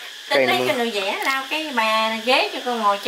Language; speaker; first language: Vietnamese; native; Vietnamese